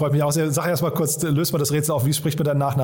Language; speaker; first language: German; native; German